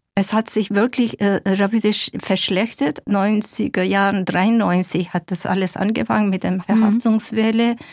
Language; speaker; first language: German; non-native, fluent; Kurdish